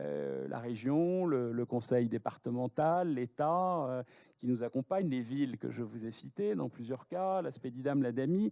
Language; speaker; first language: French; native; French